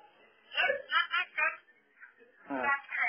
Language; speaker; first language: English; non-native, local second language; Malayalam